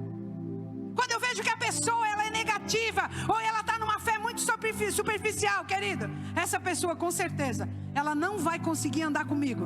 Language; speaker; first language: Portuguese; native; Portuguese